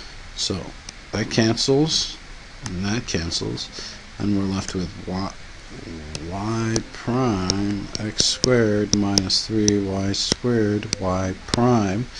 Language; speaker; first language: English; native; English